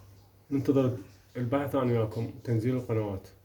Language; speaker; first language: Arabic; native; Arabic